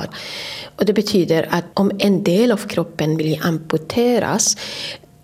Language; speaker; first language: Swedish; non-native, fluent; Persian